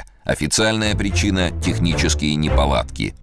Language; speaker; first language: Russian; native; Russian